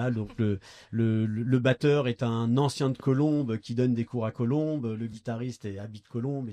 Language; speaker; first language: French; native; French